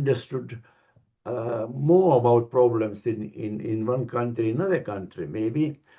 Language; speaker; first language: English; non-native, learner; Lithuanian